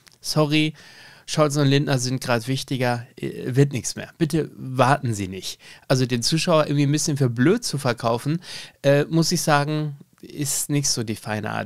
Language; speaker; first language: German; native; German